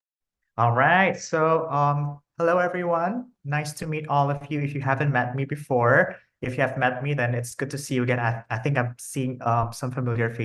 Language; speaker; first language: English; non-native, fluent; Indonesian